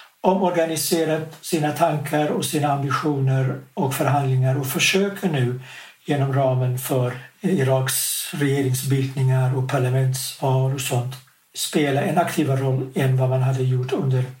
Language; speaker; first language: Swedish; non-native, fluent; Kurdish